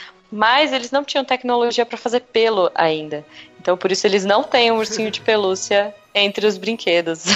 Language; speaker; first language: Portuguese; native; Portuguese